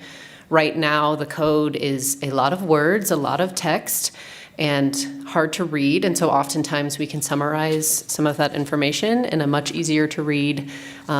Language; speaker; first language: English; native; English